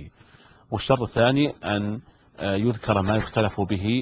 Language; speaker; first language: Arabic; native; Arabic